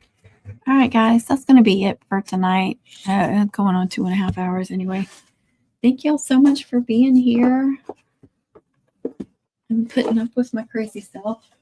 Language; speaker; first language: English; native; English